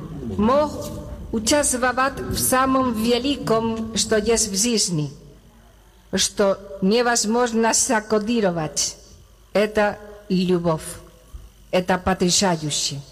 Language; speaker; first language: Russian; non-native, learner; Spanish